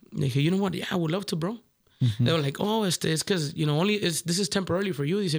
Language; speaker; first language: English; early bilingual, other home language; Spanish